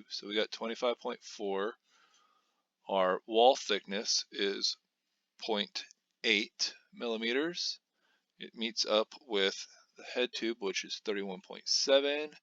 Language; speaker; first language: English; native; English